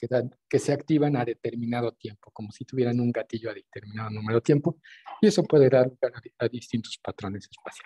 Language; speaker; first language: Spanish; native; Spanish